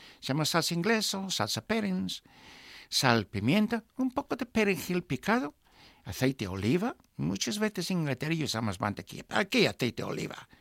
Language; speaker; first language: Spanish; non-native, fluent; English